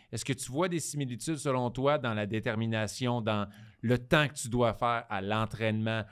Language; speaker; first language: French; native; French